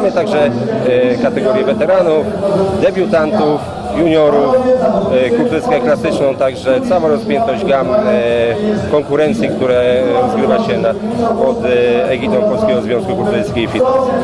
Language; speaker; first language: Polish; native; Polish